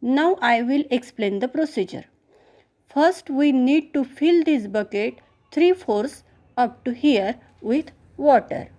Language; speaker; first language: English; non-native, local second language; Marathi